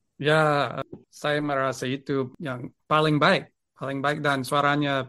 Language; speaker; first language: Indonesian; non-native, learner; English